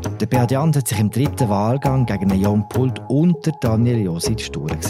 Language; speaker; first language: German; native; German